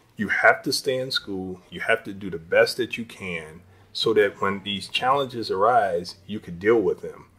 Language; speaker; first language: English; native; English